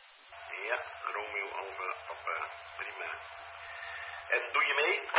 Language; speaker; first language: Dutch; native; Dutch